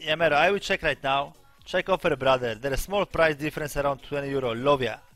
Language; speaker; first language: English; non-native, learner; Polish